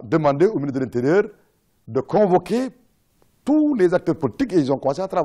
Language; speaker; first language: French; non-native, local second language; Wolof